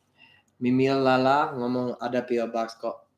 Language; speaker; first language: Indonesian; non-native, learner; English